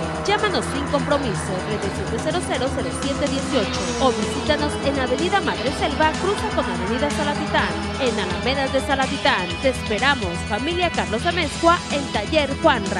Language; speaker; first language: Spanish; native; Spanish